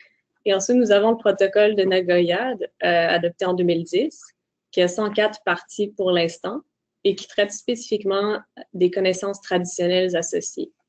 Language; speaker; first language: French; native; French